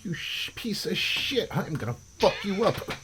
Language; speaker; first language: English; native; English